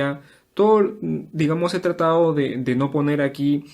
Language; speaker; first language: Spanish; native; Spanish